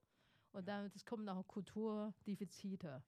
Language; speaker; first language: German; non-native, fluent; Chinese